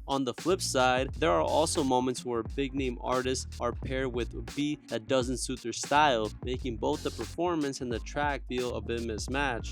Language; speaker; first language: English; native; English